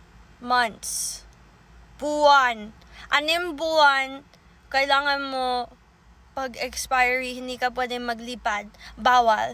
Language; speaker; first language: Filipino; early bilingual, heritage; Filipino